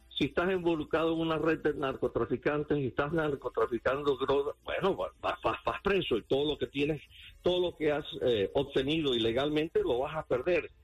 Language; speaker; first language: Spanish; early bilingual, heritage; Spanish